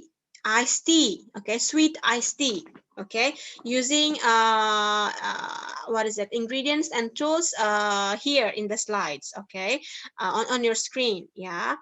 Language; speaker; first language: English; non-native, fluent; Indonesian